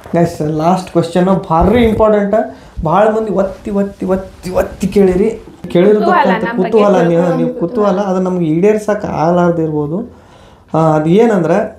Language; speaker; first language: Kannada; native; Kannada